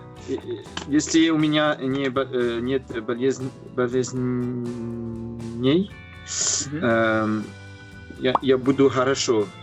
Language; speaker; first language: Russian; non-native, learner; French